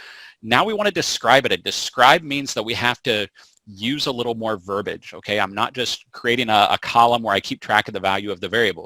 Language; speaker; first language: English; native; English